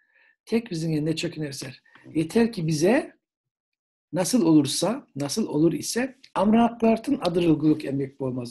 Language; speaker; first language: Turkish; native; Turkish